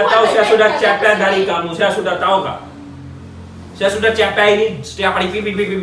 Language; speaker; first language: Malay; non-native, learner; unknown